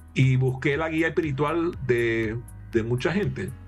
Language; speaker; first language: Spanish; native; Spanish